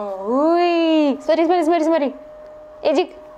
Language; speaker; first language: Korean; non-native, fluent; Russian